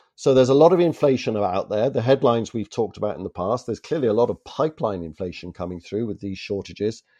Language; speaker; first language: English; native; English